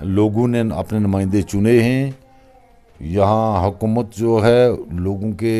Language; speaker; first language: Hindi; non-native, local second language; Kashmiri